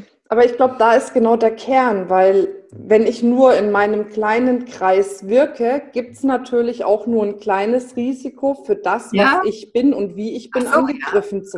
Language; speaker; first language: German; native; German